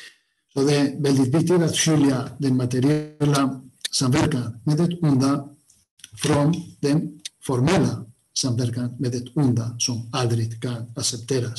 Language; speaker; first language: Swedish; non-native, fluent; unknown